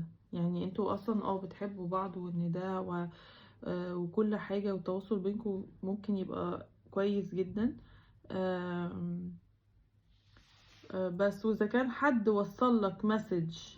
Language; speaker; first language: Arabic; native; Arabic